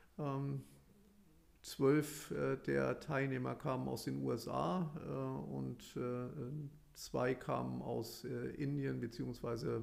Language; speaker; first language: German; native; German